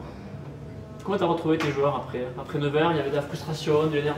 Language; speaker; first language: French; native; French